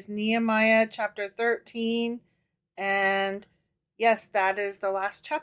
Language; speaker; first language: English; native; English